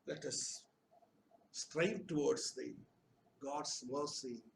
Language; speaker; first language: English; non-native, local second language; Telugu